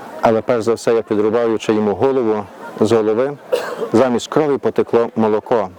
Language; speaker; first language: Ukrainian; native; Ukrainian